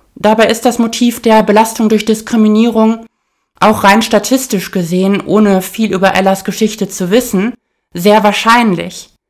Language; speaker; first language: German; native; German